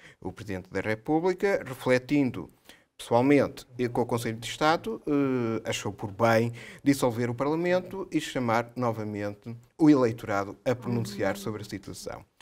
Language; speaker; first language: Portuguese; native; Portuguese